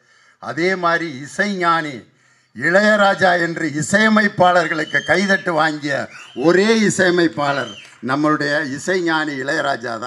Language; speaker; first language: Tamil; native; Tamil